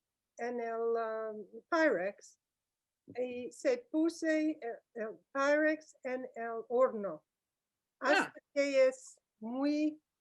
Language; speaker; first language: Spanish; non-native, learner; English